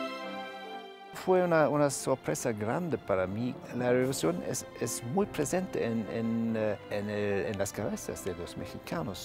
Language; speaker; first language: Spanish; non-native, fluent; German